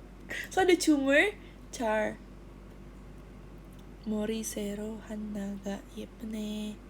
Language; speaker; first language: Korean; non-native, learner; Indonesian